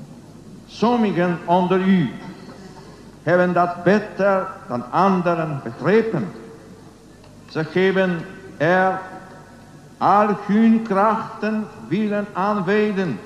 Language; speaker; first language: Dutch; non-native, learner; Polish